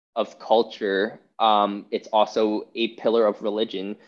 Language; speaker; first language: English; non-native, fluent; Chinese